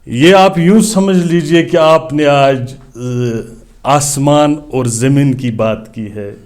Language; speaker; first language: Urdu; non-native, local second language; Kashmiri